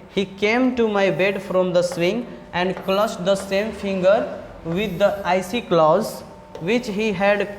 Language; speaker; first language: English; non-native, local second language; Hindi